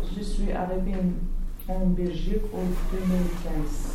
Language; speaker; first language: French; non-native, learner; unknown